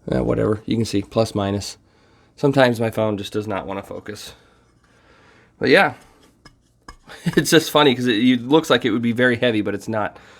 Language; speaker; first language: English; native; English